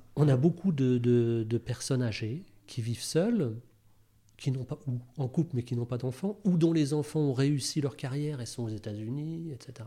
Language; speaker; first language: French; native; French